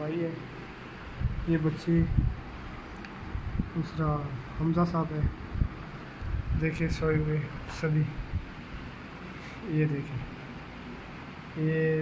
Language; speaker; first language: Urdu; non-native, local second language; Punjabi